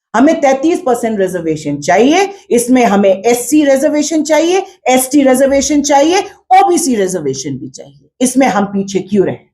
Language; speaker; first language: Hindi; non-native, local second language; Khasi